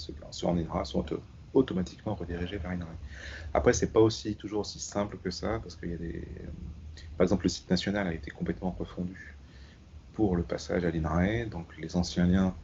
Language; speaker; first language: French; native; French